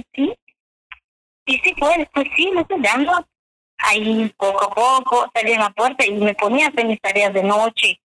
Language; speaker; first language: Spanish; native; Spanish